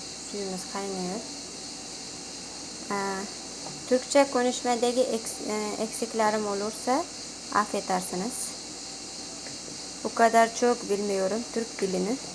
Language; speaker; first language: Turkish; non-native, learner; Uzbek